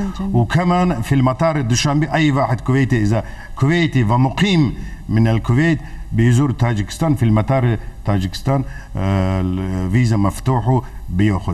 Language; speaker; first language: Arabic; non-native, fluent; Tajik